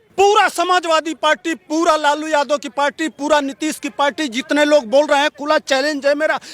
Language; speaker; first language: Hindi; native; Hindi